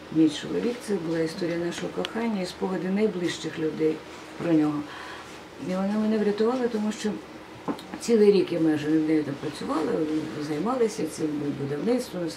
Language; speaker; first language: Ukrainian; non-native, local second language; Russian